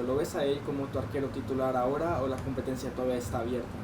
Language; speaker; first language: Spanish; native; Spanish